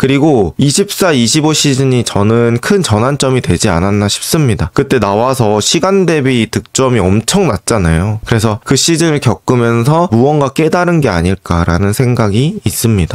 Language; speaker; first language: Korean; native; Korean